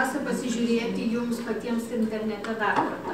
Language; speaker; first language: Lithuanian; native; Lithuanian